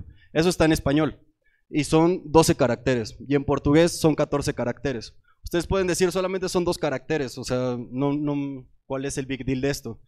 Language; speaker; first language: Spanish; native; Spanish